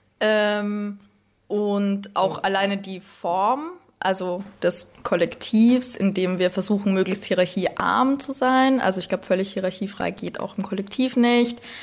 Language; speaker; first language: German; native; German